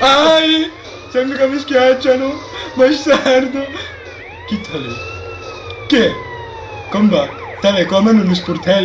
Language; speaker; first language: Italian; native; Italian